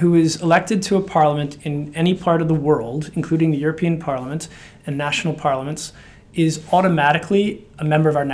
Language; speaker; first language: English; native; English